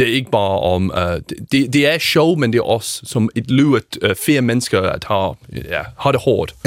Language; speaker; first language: Danish; non-native, learner; English